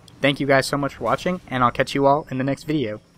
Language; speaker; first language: English; native; English